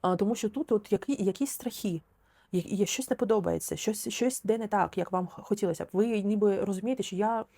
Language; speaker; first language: Ukrainian; non-native, local second language; Russian